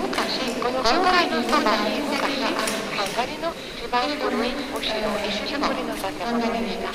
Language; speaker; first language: Japanese; non-native, fluent; Hungarian